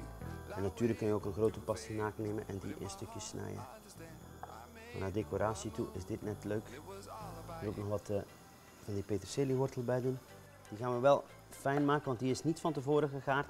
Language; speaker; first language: Dutch; native; Dutch